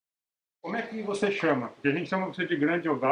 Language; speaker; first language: Portuguese; native; Portuguese